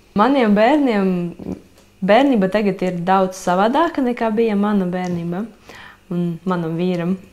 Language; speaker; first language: Latvian; non-native, local second language; Russian